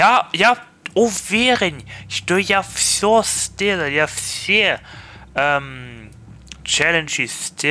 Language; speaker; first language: Russian; early bilingual, heritage; Russian